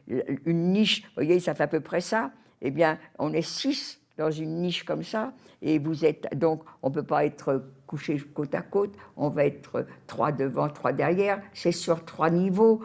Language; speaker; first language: French; native; French